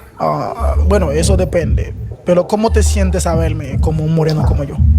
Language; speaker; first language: Spanish; non-native, fluent; Haitian Creole